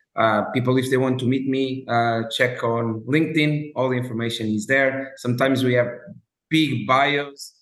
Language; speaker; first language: English; non-native, fluent; Portuguese